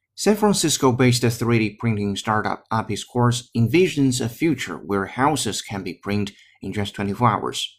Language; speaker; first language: English; non-native, fluent; Chinese